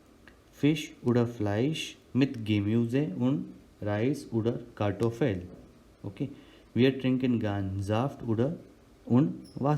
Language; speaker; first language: German; non-native, learner; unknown